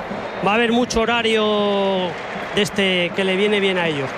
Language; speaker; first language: Spanish; native; Spanish